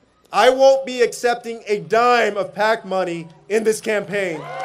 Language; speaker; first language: English; early bilingual, other home language; Spanish